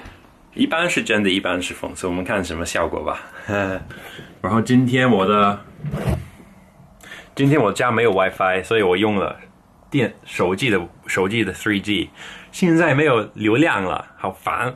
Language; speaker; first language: Chinese; non-native, fluent; English